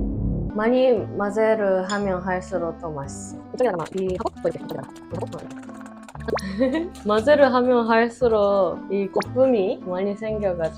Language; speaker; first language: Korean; non-native, fluent; Japanese